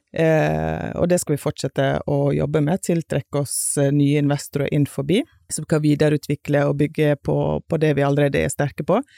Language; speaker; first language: Norwegian; native; Norwegian